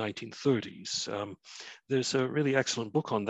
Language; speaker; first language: English; native; English